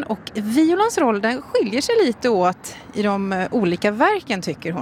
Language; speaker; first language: Swedish; native; Swedish